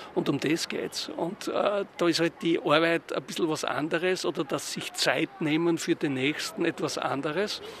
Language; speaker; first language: German; native; German